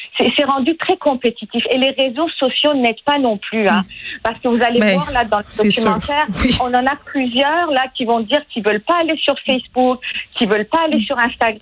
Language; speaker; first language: French; non-native, fluent; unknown